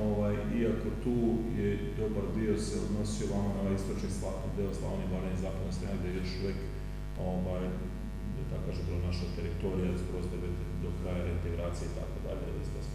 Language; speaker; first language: Serbian; native; Serbian